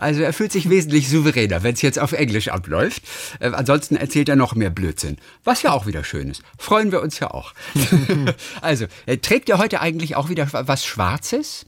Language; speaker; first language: German; native; German